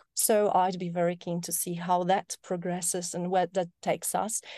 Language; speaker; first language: English; non-native, fluent; Polish